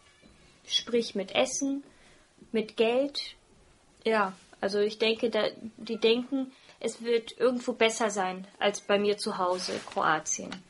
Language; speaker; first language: German; early bilingual, other home language; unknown